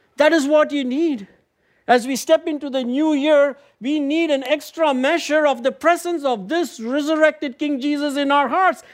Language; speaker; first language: English; non-native, local second language; Tamil